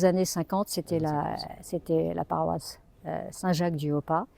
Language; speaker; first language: French; native; French